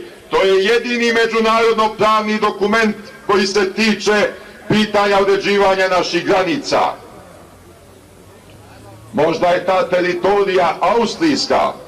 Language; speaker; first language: Bosnian; native; Bosnian